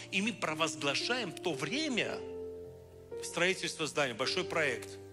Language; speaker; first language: Russian; non-native, local second language; Armenian